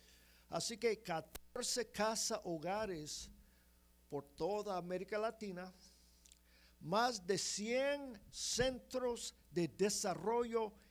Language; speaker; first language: Spanish; non-native, fluent; English